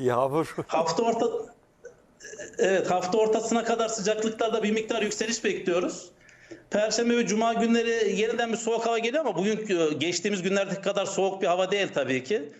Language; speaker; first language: Turkish; native; Turkish